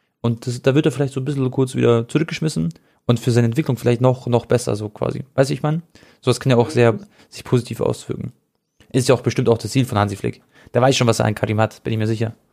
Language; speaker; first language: German; early bilingual, other home language; Croatian